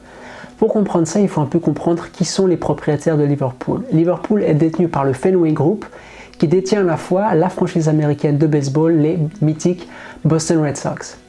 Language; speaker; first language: French; native; French